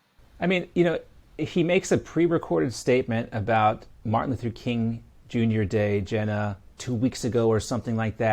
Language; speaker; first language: English; native; English